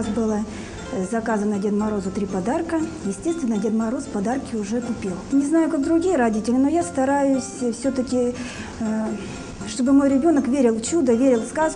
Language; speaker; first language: Russian; native; Russian